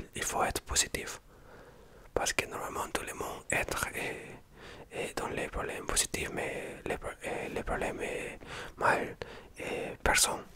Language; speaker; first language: French; non-native, learner; Spanish